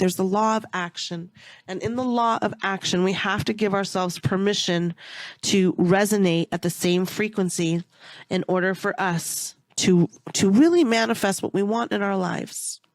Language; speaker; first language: English; native; English